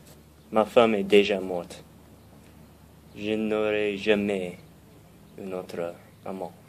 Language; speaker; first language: French; non-native, learner; English